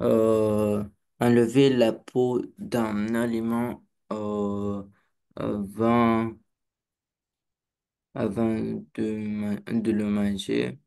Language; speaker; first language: French; non-native, learner; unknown